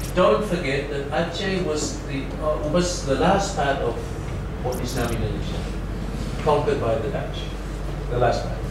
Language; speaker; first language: English; native; English